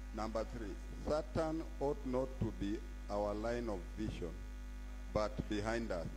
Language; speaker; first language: English; non-native, local second language; Swahili